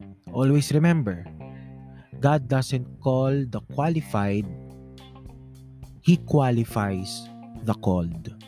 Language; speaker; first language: English; non-native, local second language; Filipino